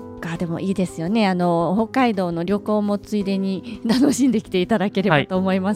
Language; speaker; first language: Japanese; native; Japanese